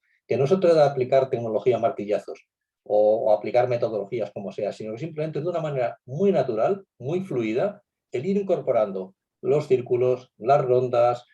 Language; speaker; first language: Spanish; native; Spanish